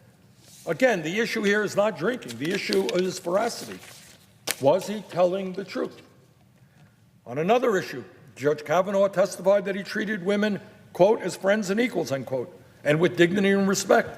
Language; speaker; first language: English; native; English